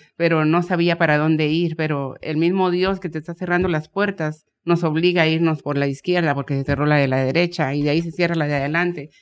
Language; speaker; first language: Spanish; native; Spanish